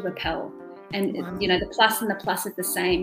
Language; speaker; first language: English; non-native, local second language; German